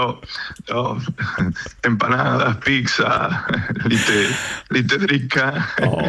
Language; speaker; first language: Swedish; non-native, learner; Spanish